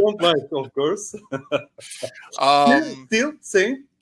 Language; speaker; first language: English; non-native, learner; Turkish